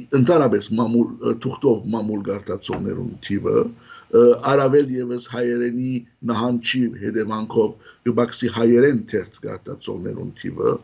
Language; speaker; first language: Armenian; early bilingual, heritage; Armenian